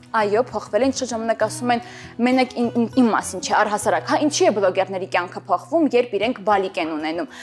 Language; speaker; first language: Armenian; native; Armenian